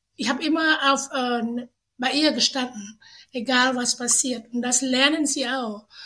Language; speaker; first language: German; non-native, fluent; Indonesian